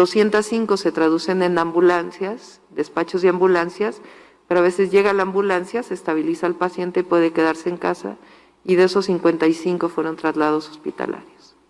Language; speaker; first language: Spanish; native; Spanish